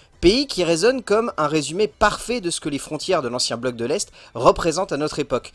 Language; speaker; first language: French; native; French